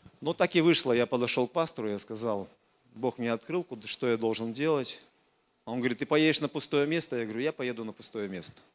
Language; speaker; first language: Russian; native; Russian